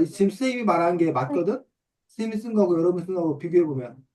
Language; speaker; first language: Korean; native; Korean